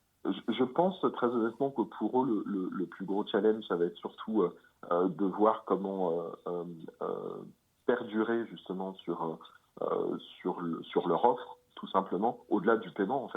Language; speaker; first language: French; native; French